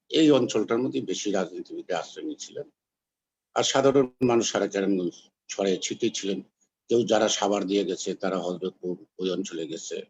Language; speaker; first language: Bangla; native; Bangla